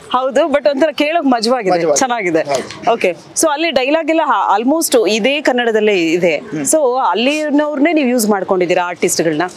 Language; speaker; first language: Kannada; native; Kannada